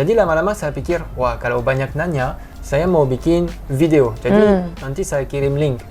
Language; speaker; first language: Indonesian; non-native, fluent; French